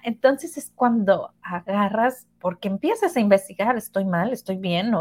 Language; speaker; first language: Spanish; native; Spanish